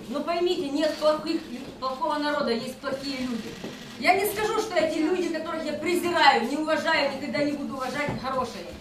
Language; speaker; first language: Russian; non-native, local second language; Ukrainian